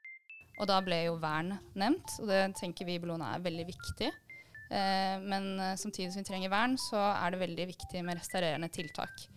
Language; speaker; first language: Norwegian; native; Norwegian